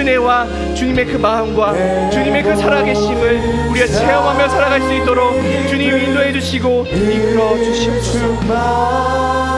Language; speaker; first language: Korean; native; Korean